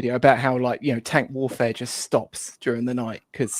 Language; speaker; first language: English; native; English